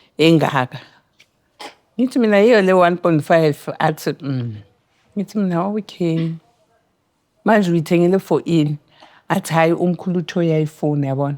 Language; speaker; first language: Zulu; native; Zulu